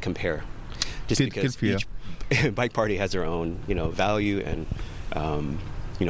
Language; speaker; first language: English; native; English